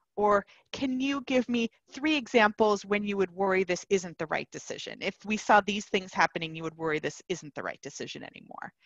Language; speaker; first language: English; native; English